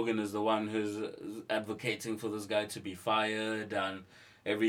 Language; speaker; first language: English; non-native, local second language; Xhosa